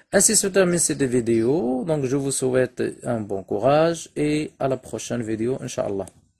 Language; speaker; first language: French; non-native, local second language; Arabic